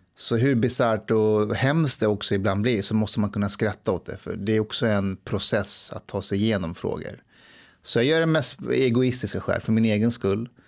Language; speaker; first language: Swedish; early bilingual, other home language; Persian